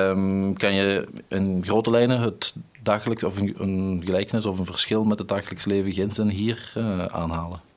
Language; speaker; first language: Dutch; native; Dutch